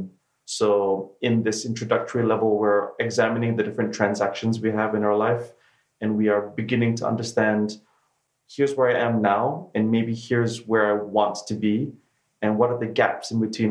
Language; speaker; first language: English; native; English